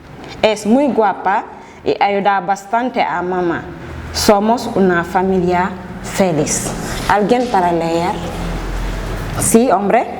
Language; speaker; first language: Spanish; non-native, fluent; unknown